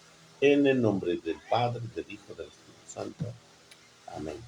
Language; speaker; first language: Spanish; native; Spanish